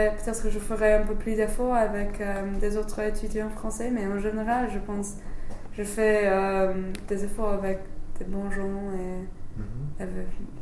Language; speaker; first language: French; non-native, fluent; English